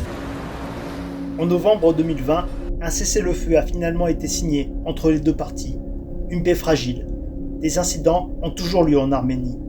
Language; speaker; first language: French; native; French